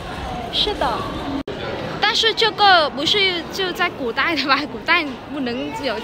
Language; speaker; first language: Chinese; non-native, fluent; Vietnamese